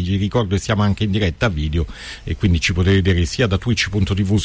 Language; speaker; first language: Italian; native; Italian